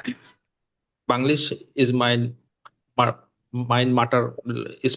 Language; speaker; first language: German; non-native, learner; Bangla